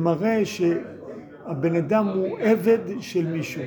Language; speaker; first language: Hebrew; non-native, fluent; English